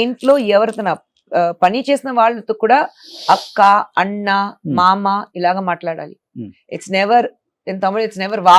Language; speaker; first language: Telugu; non-native, local second language; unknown